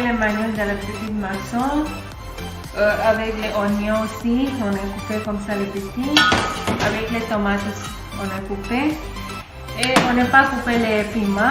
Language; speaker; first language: French; non-native, learner; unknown